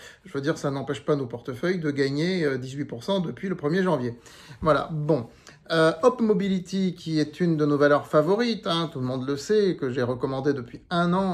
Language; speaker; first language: French; native; French